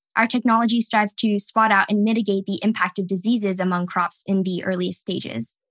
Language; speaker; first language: English; native; English